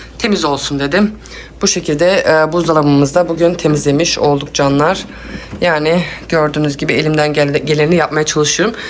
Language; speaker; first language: Turkish; early bilingual, heritage; Turkish